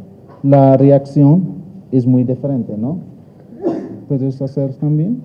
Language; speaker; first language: Spanish; non-native, learner; English